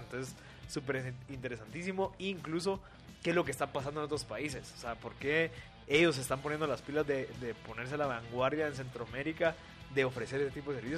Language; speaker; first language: Spanish; native; Spanish